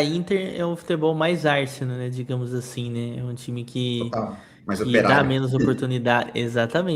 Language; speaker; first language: Portuguese; native; Portuguese